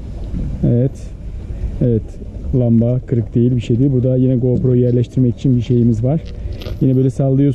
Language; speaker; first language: Turkish; native; Turkish